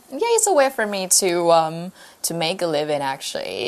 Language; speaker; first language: English; non-native, fluent; Chinese